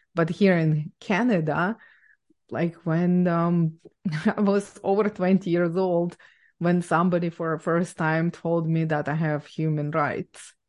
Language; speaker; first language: English; non-native, fluent; Ukrainian